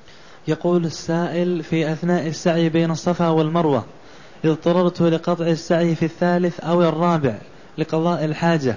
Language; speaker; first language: Arabic; native; Arabic